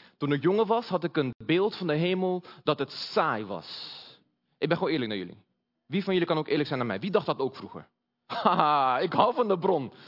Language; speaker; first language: Dutch; early bilingual, other home language; Portuguese